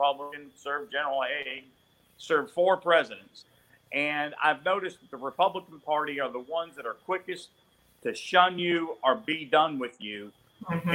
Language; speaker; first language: English; native; English